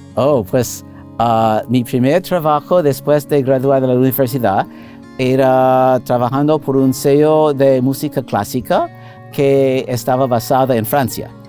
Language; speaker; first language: Spanish; non-native, fluent; English